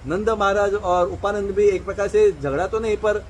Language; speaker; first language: Hindi; non-native, local second language; Marathi